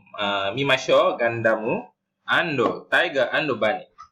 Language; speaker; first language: Japanese; non-native, learner; Malay